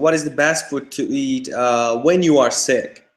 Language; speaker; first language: English; non-native, fluent; Turkish